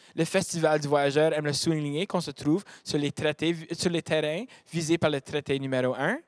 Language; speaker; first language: French; native; French